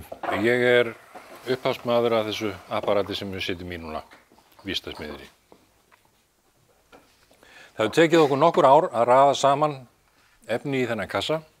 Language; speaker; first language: Icelandic; native; Icelandic